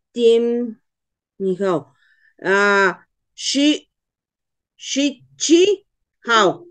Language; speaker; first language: Chinese; non-native, learner; Spanish